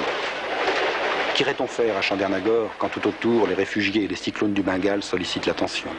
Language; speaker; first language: French; native; French